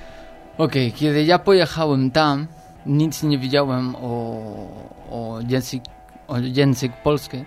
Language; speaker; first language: Polish; non-native, learner; Spanish